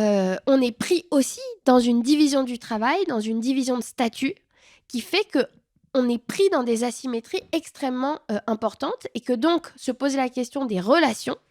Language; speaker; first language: French; native; French